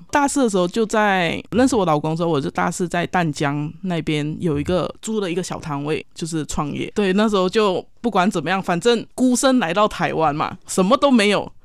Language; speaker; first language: Chinese; native; Chinese